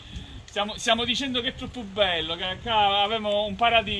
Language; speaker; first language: Italian; native; Italian